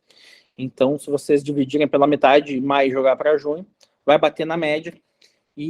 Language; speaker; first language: Portuguese; native; Portuguese